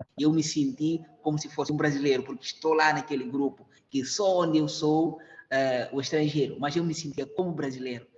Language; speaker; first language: Portuguese; non-native, local second language; Upper Guinea Crioulo